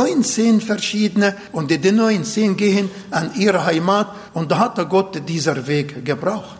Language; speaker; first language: German; non-native, fluent; Arabic